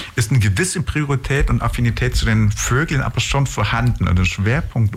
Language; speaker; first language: German; native; German